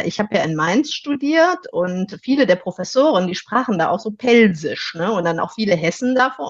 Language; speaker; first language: German; native; German